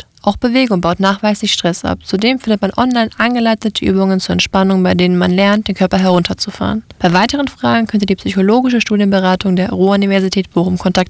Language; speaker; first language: German; native; German